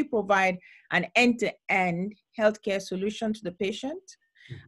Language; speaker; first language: English; non-native, local second language; Yoruba